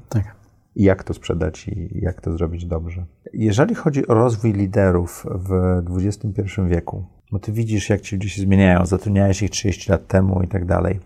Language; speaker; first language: Polish; early bilingual, heritage; Polish